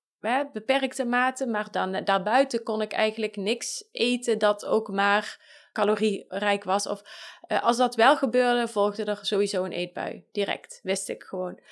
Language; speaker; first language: Dutch; native; Dutch